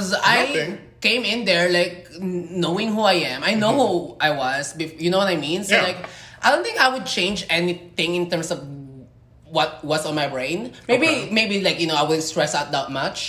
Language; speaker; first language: English; non-native, local second language; Filipino